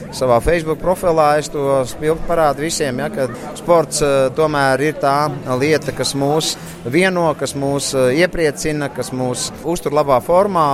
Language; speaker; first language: Latvian; native; Latvian